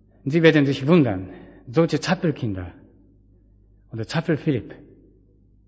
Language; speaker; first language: German; non-native, fluent; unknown